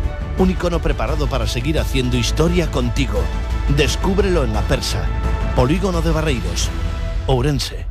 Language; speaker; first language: Spanish; native; Spanish